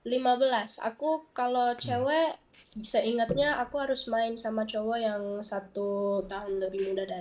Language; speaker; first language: Indonesian; early bilingual, heritage; Dutch